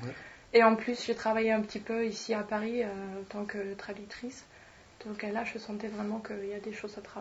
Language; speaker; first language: French; non-native, fluent; Swedish